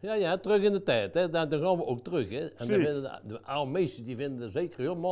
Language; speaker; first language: Dutch; native; Dutch